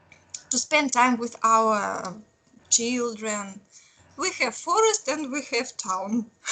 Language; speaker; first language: English; non-native, learner; Russian